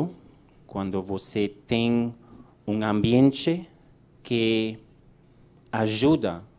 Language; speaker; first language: Portuguese; non-native, learner; English